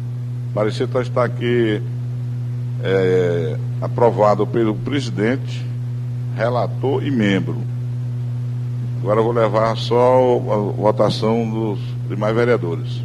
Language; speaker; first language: Portuguese; native; Portuguese